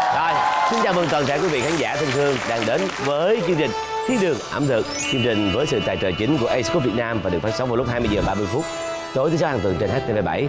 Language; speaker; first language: Vietnamese; native; Vietnamese